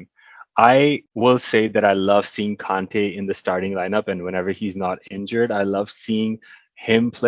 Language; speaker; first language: English; non-native, local second language; Hindi